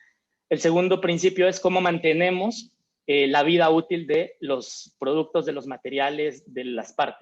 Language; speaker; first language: Spanish; native; Spanish